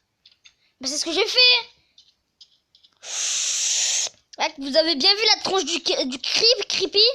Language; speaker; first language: French; native; French